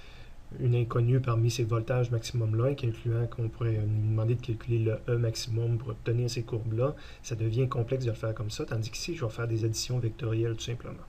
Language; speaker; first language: French; native; French